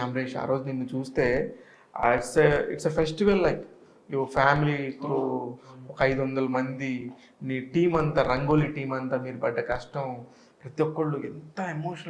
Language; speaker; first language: Telugu; native; Telugu